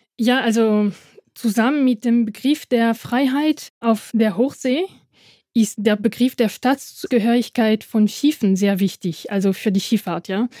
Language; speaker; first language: German; non-native, fluent; French